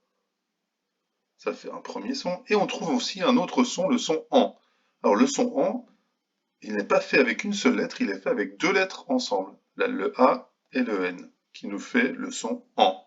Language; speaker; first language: French; native; French